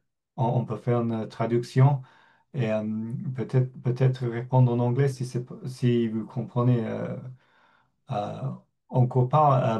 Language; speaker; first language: French; non-native, fluent; English